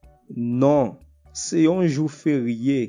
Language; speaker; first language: French; non-native, local second language; Haitian Creole